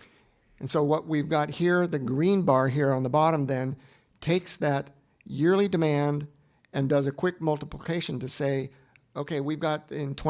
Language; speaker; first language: English; native; English